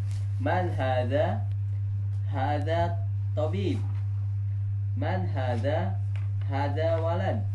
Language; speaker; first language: Arabic; non-native, learner; Indonesian